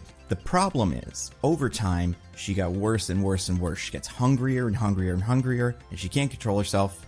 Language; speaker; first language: English; native; English